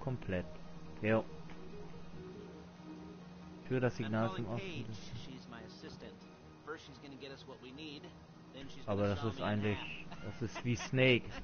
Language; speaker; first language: German; native; German